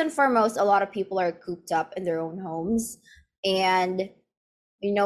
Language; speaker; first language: English; non-native, local second language; Filipino